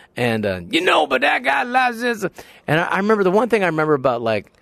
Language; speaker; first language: English; early bilingual, other home language; Filipino